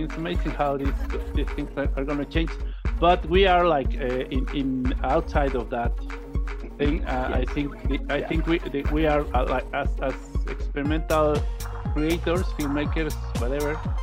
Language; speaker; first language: English; non-native, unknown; Spanish